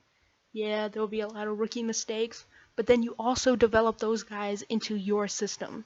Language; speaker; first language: English; native; English